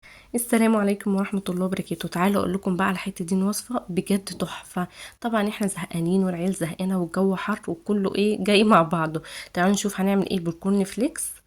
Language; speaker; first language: Arabic; native; Arabic